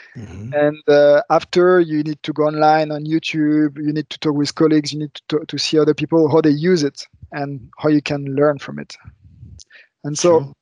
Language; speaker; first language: English; non-native, fluent; French